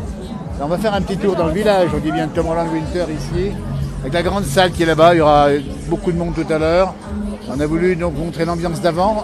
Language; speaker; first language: French; native; French